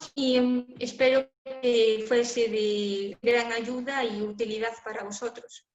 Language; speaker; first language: Spanish; native; Spanish